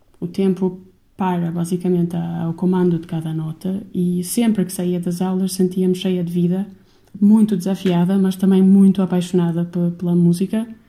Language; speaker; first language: Portuguese; non-native, fluent; Albanian